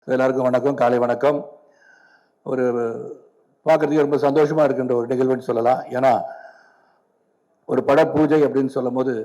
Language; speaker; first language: Tamil; native; Tamil